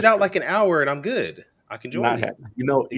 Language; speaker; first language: English; native; English